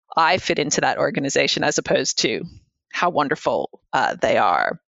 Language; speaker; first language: English; native; English